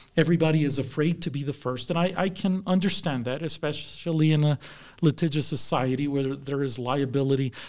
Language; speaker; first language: English; native; English